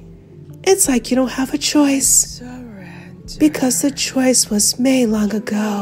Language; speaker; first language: English; native; English